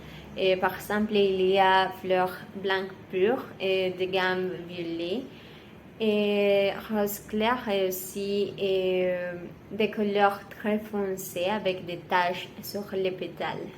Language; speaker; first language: French; non-native, learner; Spanish